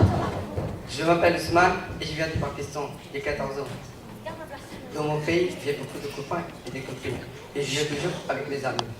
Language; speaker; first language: French; non-native, learner; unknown